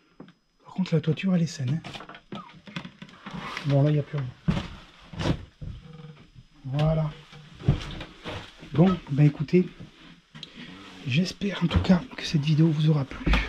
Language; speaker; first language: French; native; French